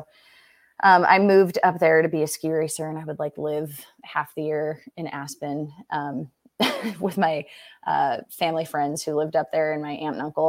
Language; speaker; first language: English; native; English